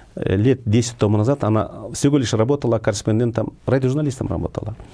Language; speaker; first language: Russian; non-native, local second language; Kyrgyz